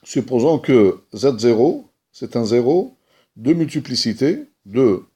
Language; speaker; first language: French; non-native, local second language; Arabic